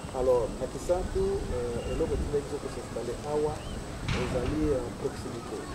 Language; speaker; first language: French; non-native, local second language; Kongo